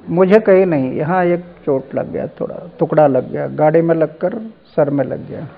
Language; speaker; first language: Hindi; non-native, local second language; Marathi